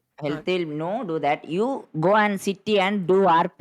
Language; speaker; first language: English; non-native, learner; Malayalam